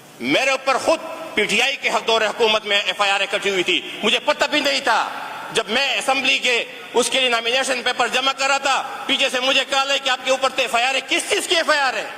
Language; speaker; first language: Urdu; non-native, local second language; Pashto